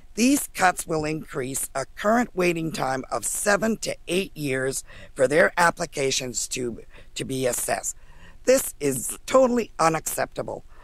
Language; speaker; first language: English; native; English